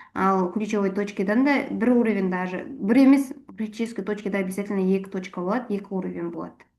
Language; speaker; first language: Russian; non-native, local second language; Kazakh